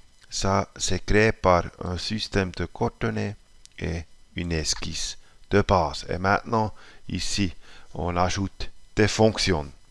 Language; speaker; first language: French; non-native, local second language; German